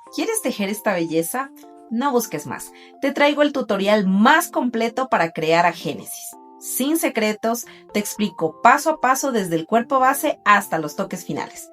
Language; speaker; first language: Spanish; native; Spanish